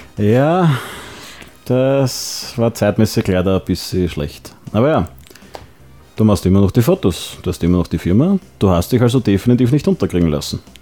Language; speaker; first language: German; native; German